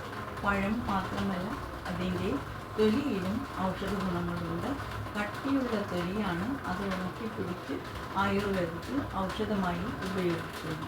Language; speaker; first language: Malayalam; native; Malayalam